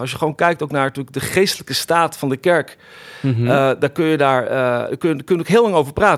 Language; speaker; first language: Dutch; native; Dutch